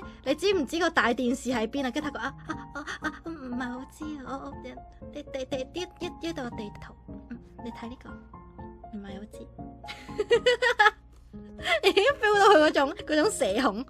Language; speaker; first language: Cantonese; native; Cantonese